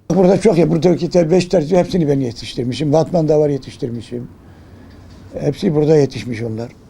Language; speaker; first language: Turkish; native; Turkish